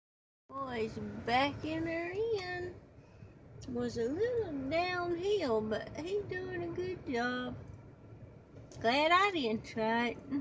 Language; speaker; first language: English; native; English